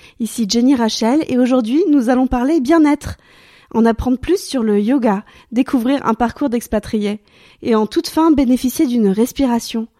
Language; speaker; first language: French; native; French